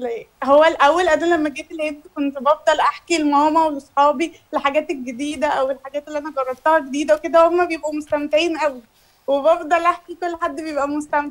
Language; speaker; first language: Arabic; native; Arabic